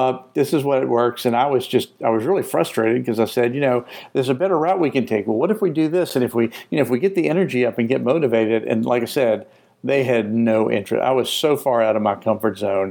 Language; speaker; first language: English; native; English